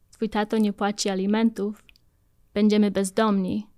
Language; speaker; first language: English; early bilingual, other home language; Polish